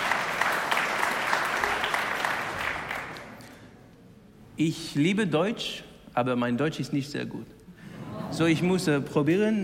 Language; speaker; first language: German; non-native, learner; English